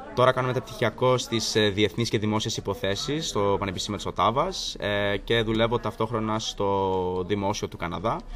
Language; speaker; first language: Greek; early bilingual, heritage; Greek